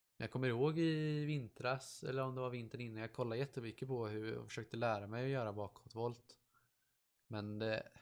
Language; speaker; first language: Swedish; native; Swedish